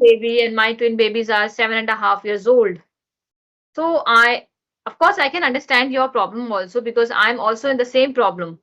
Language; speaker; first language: English; non-native, learner; Hindi